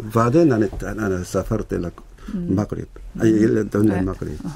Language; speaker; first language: Arabic; non-native, learner; Korean